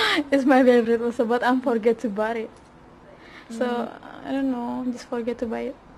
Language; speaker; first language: English; non-native, learner; Indonesian